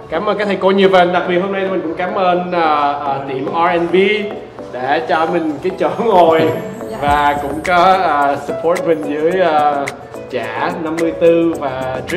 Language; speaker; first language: Vietnamese; early bilingual, heritage; Vietnamese